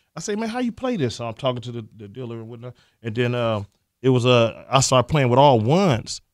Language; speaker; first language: English; native; English